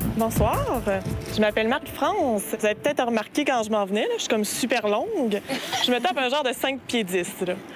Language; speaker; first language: French; native; French